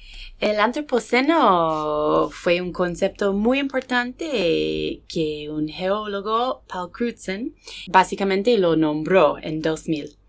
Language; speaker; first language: Spanish; non-native, fluent; English